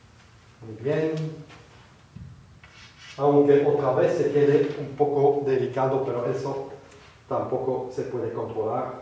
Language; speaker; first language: Spanish; non-native, fluent; French